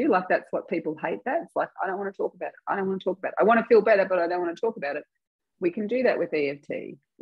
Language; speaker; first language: English; native; English